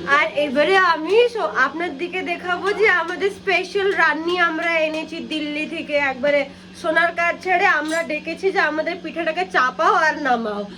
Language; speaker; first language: Bangla; early bilingual, heritage; Bangla